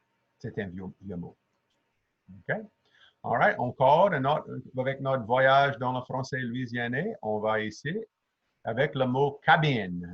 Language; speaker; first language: French; native; French